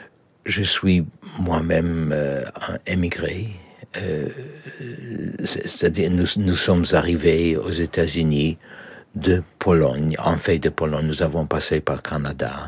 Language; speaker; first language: French; non-native, learner; Polish